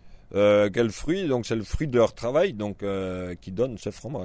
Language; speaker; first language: French; native; French